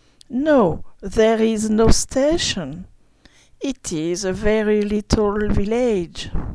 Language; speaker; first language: English; non-native, fluent; French